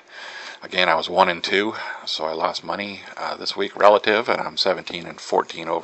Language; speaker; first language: English; native; English